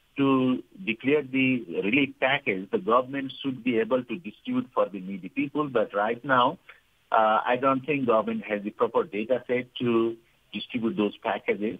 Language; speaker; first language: English; non-native, fluent; Nepali